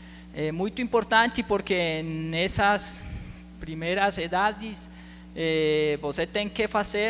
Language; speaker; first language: Portuguese; non-native, learner; Spanish